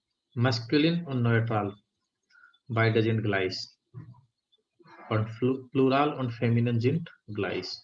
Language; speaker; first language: German; non-native, fluent; Hindi